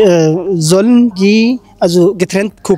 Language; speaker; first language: German; non-native, learner; Tigrinya